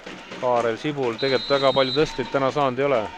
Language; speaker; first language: Estonian; native; Estonian